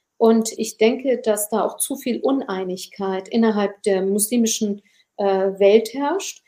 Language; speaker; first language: German; early bilingual, other home language; Turkish